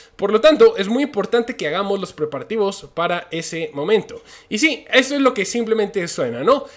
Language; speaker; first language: Spanish; native; Spanish